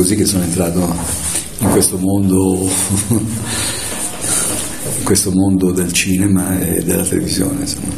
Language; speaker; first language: Italian; native; Italian